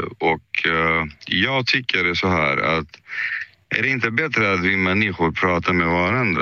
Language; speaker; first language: Swedish; early bilingual, other home language; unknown